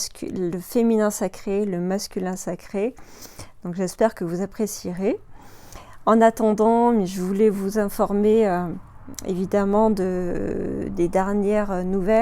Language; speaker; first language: French; native; French